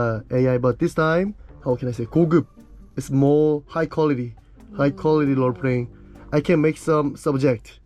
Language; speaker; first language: English; non-native, learner; Korean